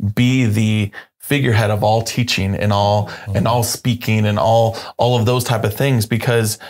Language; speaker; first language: English; native; English